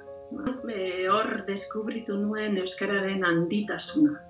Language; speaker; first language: Basque; non-native, local second language; Spanish